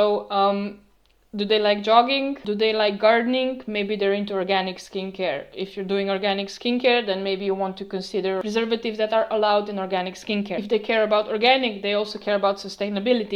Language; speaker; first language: English; non-native, fluent; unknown